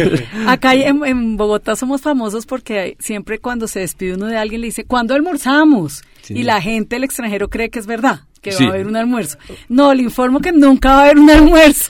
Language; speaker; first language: Spanish; native; Spanish